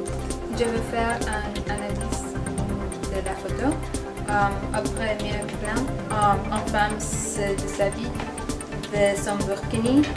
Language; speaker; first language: French; non-native, learner; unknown